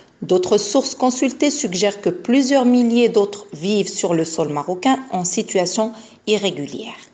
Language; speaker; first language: French; non-native, local second language; Arabic